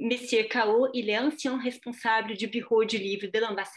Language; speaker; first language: French; non-native, fluent; Portuguese